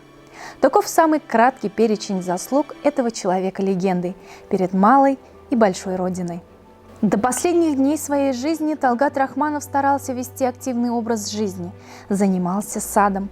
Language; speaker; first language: Russian; native; Russian